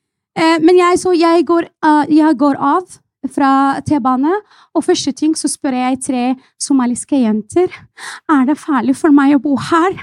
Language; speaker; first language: Norwegian; non-native, fluent; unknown